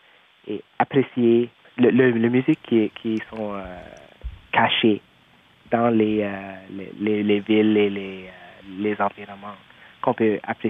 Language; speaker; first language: French; non-native, local second language; English